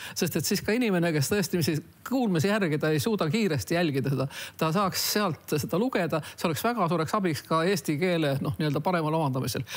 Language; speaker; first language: Estonian; non-native, local second language; Russian